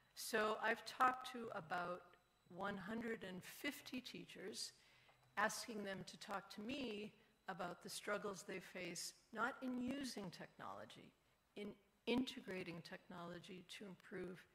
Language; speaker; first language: English; native; English